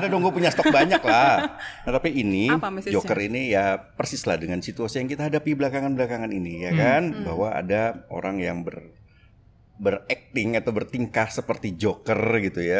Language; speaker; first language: Indonesian; native; Indonesian